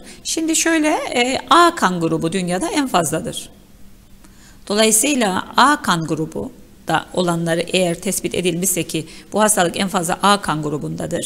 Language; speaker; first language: Turkish; native; Turkish